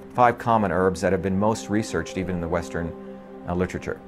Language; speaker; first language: English; non-native, local second language; Tamil